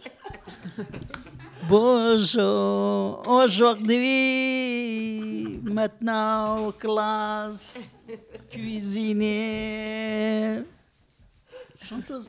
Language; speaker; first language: French; non-native, learner; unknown